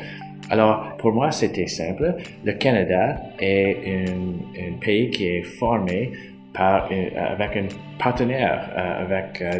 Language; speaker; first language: French; non-native, fluent; English